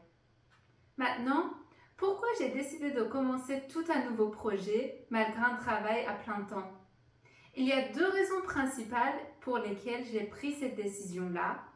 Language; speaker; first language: French; non-native, fluent; Persian